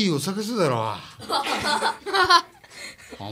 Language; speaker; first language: Japanese; native; Japanese